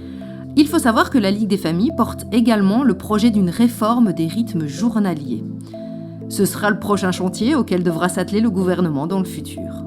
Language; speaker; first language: French; native; French